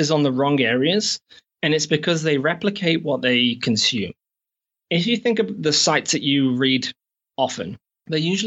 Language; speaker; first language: English; native; English